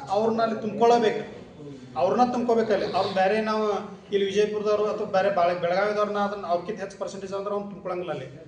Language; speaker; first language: Kannada; native; Kannada